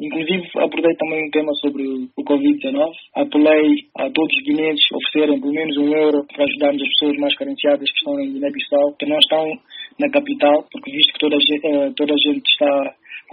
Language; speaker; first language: Portuguese; early bilingual, other home language; Upper Guinea Crioulo